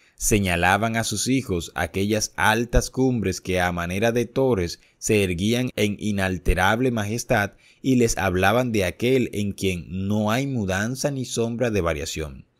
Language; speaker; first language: Spanish; native; Spanish